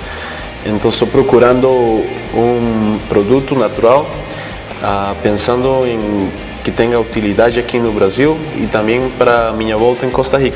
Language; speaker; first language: Portuguese; non-native, fluent; Spanish